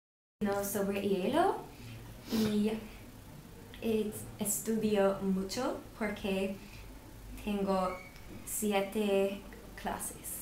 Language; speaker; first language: Spanish; non-native, learner; English